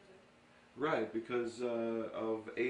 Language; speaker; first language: English; native; English